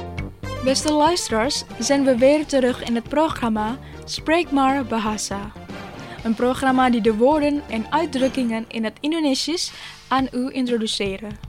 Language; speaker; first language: Dutch; non-native, learner; Indonesian